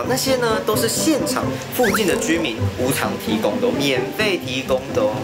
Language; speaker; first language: Chinese; native; Chinese